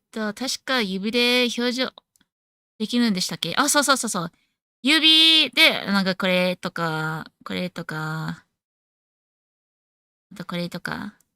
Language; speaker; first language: Japanese; non-native, learner; English